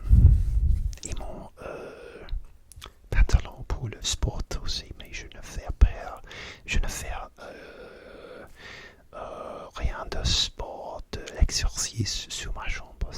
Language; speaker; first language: French; non-native, learner; English